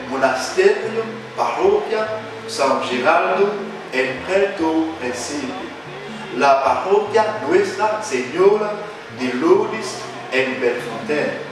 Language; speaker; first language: Spanish; non-native, fluent; Haitian Creole